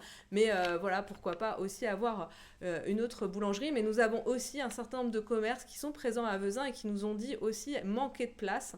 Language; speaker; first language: French; native; French